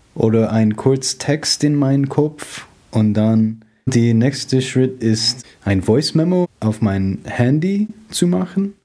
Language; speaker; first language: German; non-native, learner; English